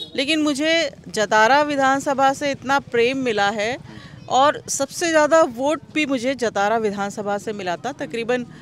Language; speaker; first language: Hindi; native; Hindi